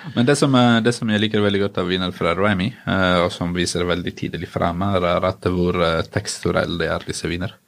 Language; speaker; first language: Norwegian; non-native, fluent; Italian